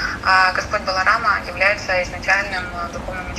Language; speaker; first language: Russian; native; Russian